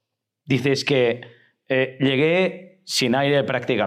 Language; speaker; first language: Spanish; native; Spanish